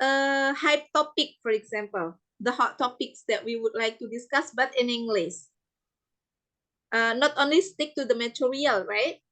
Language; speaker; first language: English; non-native, fluent; Indonesian